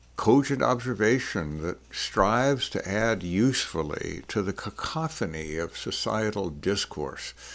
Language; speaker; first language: English; native; English